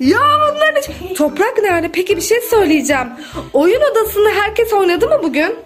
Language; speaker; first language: Turkish; native; Turkish